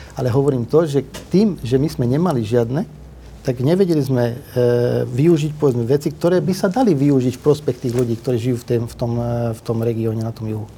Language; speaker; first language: Slovak; non-native, local second language; Hungarian